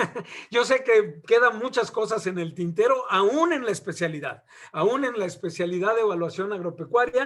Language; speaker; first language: Spanish; native; Spanish